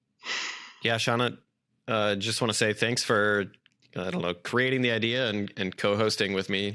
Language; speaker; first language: English; native; English